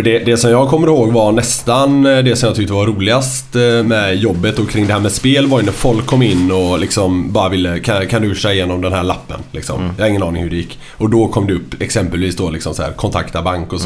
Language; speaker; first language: Swedish; native; Swedish